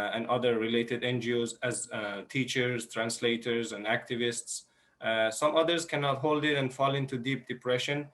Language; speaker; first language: English; non-native, fluent; Persian